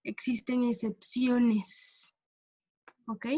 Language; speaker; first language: Spanish; non-native, fluent; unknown